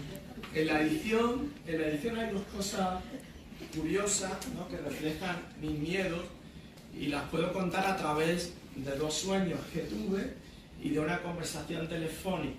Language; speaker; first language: Spanish; native; Spanish